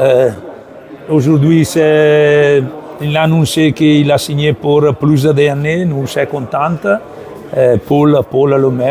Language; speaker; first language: French; non-native, learner; Italian